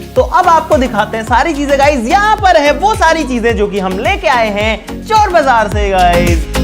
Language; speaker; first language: Hindi; native; Hindi